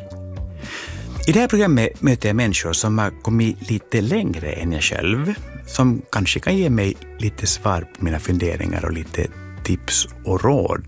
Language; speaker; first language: Swedish; native; Swedish